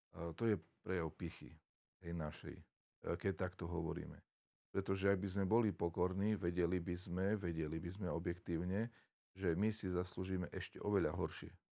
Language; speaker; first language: Slovak; native; Slovak